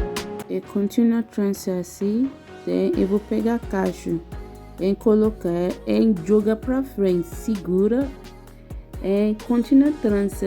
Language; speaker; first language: Portuguese; non-native, learner; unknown